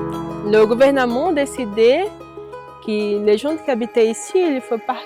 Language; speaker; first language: French; non-native, learner; Portuguese